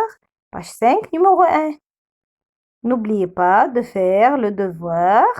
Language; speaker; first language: French; non-native, fluent; Arabic